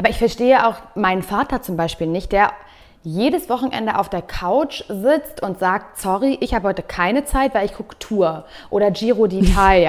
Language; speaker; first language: German; native; German